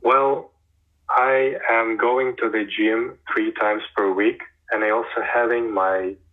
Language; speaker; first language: English; non-native, fluent; Ukrainian